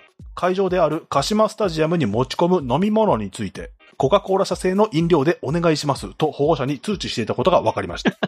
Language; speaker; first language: Japanese; native; Japanese